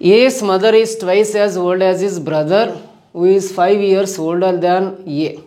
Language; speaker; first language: English; non-native, local second language; Kannada